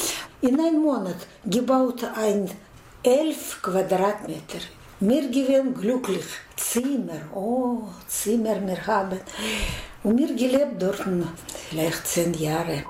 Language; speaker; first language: German; non-native, learner; Russian